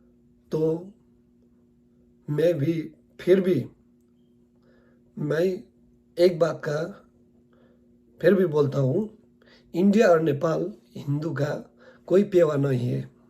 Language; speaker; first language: Hindi; non-native, learner; Nepali